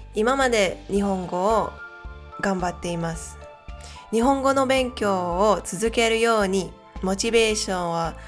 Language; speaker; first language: Japanese; non-native, learner; Malay